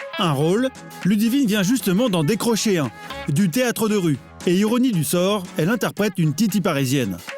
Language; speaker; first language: French; native; French